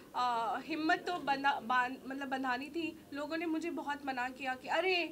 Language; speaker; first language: Hindi; native; Hindi